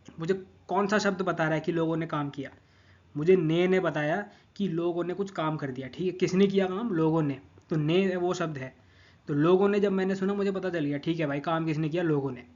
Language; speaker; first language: Hindi; non-native, local second language; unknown